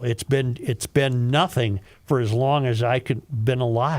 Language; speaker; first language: English; native; English